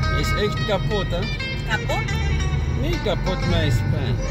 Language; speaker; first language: Dutch; non-native, learner; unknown